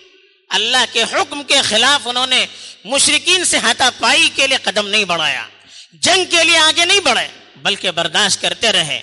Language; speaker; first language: Urdu; native; Urdu